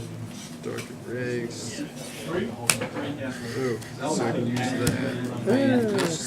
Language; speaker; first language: English; native; English